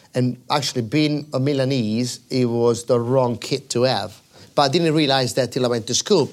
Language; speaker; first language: English; non-native, fluent; Italian